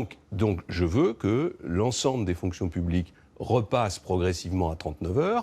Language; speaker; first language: French; native; French